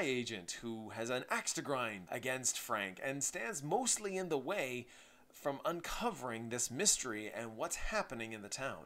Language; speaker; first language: English; native; English